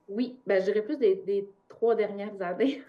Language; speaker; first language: French; native; French